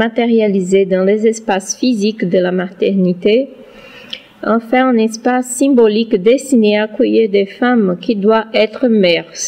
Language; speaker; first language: French; non-native, learner; Portuguese